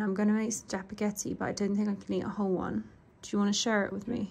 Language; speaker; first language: English; native; English